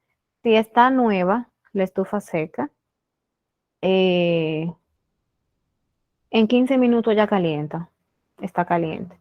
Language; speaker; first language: Spanish; native; Spanish